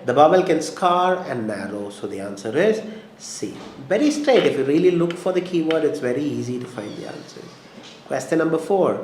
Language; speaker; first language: English; non-native, local second language; Malayalam